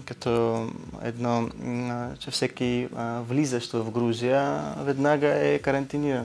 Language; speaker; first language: Bulgarian; non-native, learner; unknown